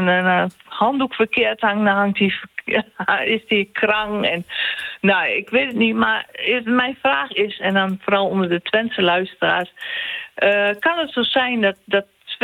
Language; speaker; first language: Dutch; native; Dutch